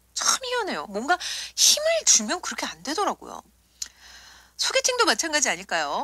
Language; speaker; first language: Korean; native; Korean